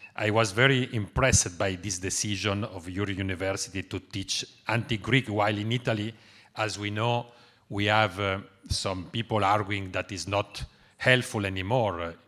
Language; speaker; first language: English; non-native, fluent; Italian